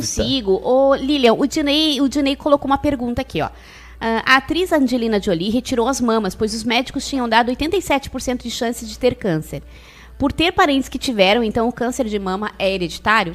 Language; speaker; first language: Portuguese; native; Portuguese